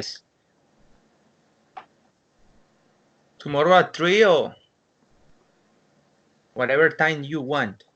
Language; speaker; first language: English; non-native, learner; Spanish